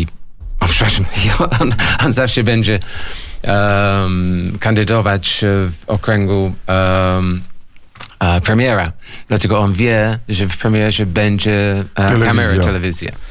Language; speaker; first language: Polish; non-native, learner; English